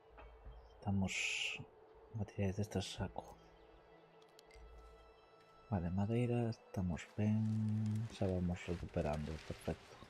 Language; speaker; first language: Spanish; non-native, local second language; Galician